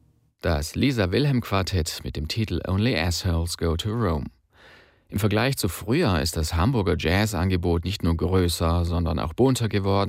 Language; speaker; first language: German; native; German